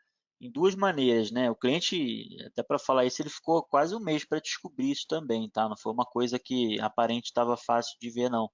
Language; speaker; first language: Portuguese; native; Portuguese